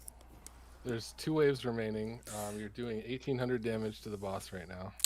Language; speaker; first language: English; native; English